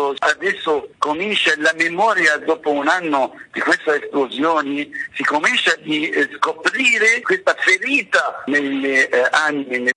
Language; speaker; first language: Italian; non-native, fluent; Arabic